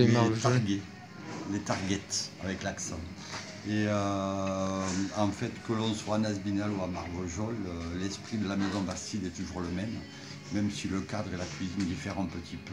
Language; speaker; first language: French; native; French